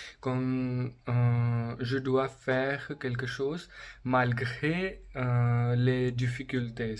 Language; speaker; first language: French; non-native, learner; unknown